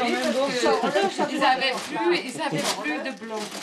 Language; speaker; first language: French; native; French